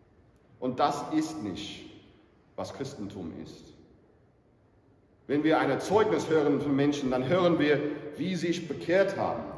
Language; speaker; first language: German; non-native, fluent; English